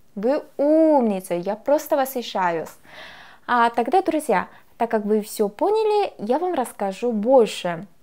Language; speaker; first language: Russian; non-native, fluent; Korean